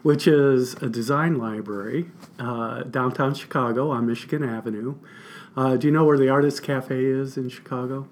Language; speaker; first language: English; native; English